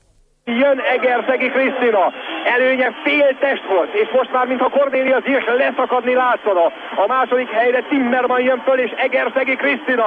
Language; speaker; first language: Hungarian; native; Hungarian